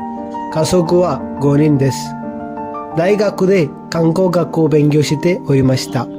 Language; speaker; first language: Japanese; non-native, learner; Malayalam